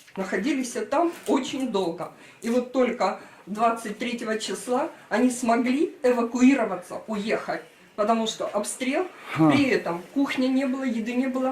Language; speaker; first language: Russian; native; Russian